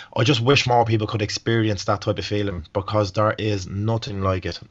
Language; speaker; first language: English; native; English